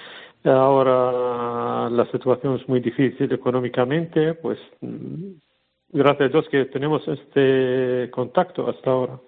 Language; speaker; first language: Spanish; non-native, learner; Arabic